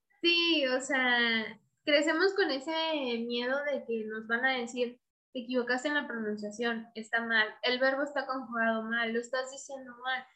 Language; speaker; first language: Spanish; native; Spanish